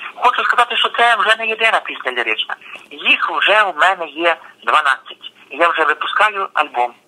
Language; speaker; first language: Ukrainian; native; Ukrainian